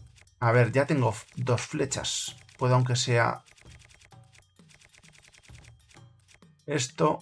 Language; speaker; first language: Spanish; native; Spanish